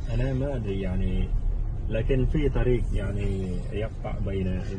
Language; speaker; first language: Arabic; non-native, fluent; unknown